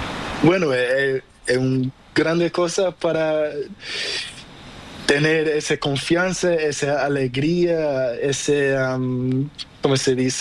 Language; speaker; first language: Spanish; non-native, learner; Portuguese